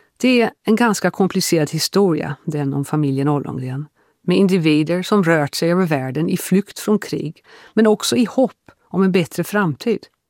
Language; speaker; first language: Swedish; early bilingual, heritage; Swedish